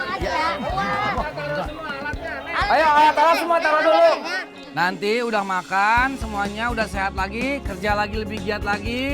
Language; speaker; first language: Indonesian; native; Indonesian